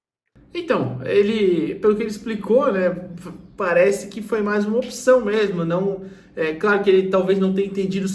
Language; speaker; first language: Portuguese; native; Portuguese